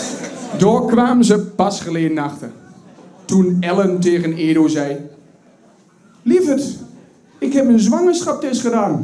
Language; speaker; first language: Dutch; native; Dutch